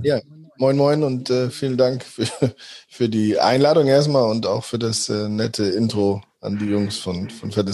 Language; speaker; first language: German; native; German